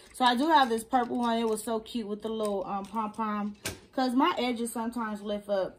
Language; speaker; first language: English; native; English